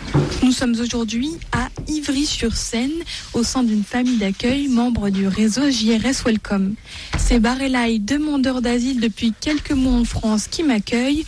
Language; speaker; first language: French; native; French